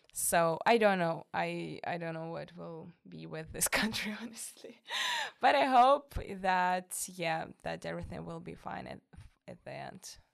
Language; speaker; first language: English; non-native, fluent; Russian